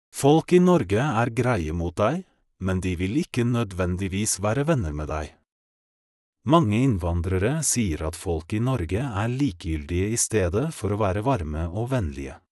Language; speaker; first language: Norwegian; non-native, learner; Polish